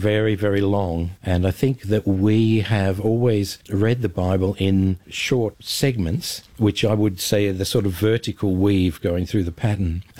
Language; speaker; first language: English; native; English